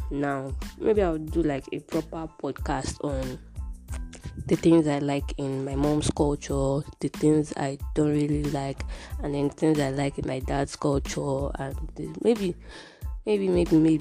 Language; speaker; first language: English; non-native, local second language; Yoruba